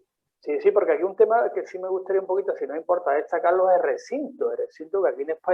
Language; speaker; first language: Spanish; native; Spanish